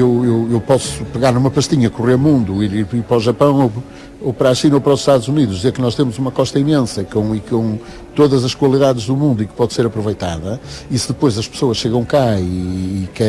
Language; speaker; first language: Portuguese; native; Portuguese